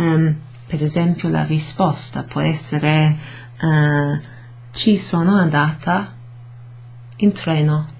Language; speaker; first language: Italian; non-native, fluent; English